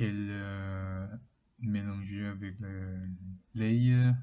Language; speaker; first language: French; non-native, learner; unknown